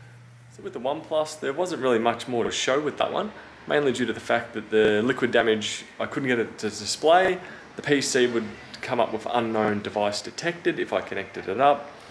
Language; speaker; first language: English; native; English